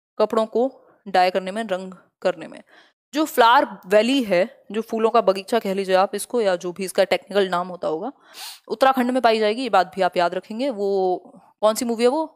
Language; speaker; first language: Hindi; native; Hindi